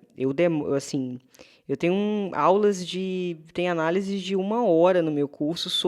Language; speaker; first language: Portuguese; native; Portuguese